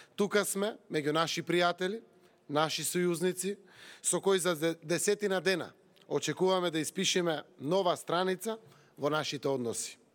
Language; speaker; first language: Macedonian; native; Macedonian